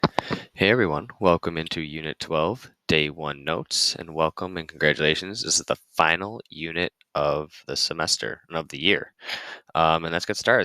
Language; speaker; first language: English; native; English